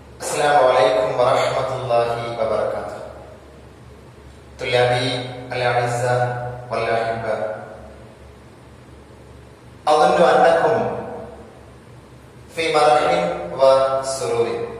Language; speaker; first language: Arabic; non-native, fluent; Malayalam